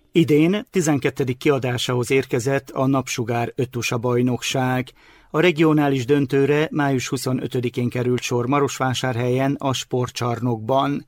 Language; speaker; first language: Hungarian; native; Hungarian